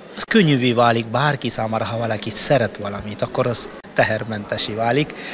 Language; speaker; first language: Hungarian; non-native, fluent; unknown